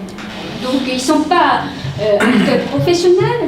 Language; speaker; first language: French; non-native, fluent; Japanese